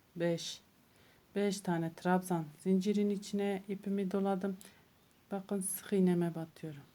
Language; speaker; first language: Turkish; native; Turkish